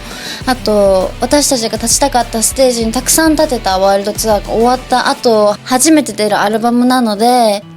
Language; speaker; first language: Japanese; native; Japanese